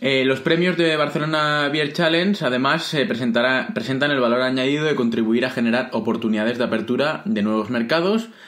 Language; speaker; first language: Spanish; native; Spanish